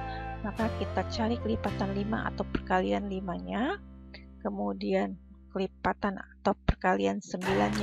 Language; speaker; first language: Indonesian; native; Indonesian